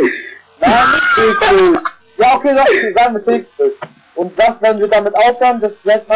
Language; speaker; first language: German; non-native, local second language; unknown